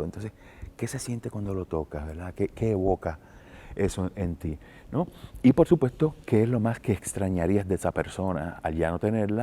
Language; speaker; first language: Spanish; native; Spanish